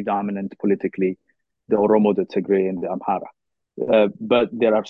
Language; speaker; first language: English; non-native, fluent; Oromo